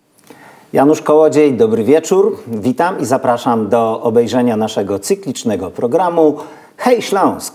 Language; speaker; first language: Polish; native; Polish